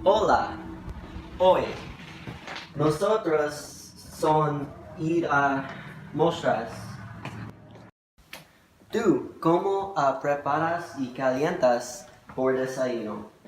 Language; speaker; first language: Spanish; non-native, learner; English